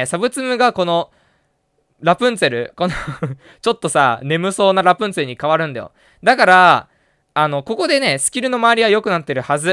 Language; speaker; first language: Japanese; native; Japanese